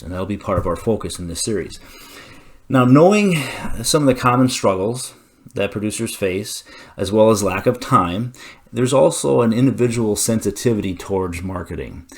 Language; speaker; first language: English; native; English